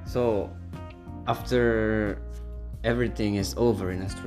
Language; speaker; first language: English; non-native, fluent; Indonesian